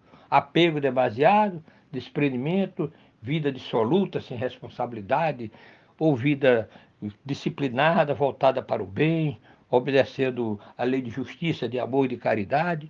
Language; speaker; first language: Portuguese; native; Portuguese